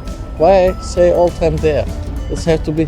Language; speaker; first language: English; non-native, learner; Turkish